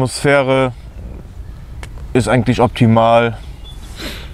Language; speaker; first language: German; native; German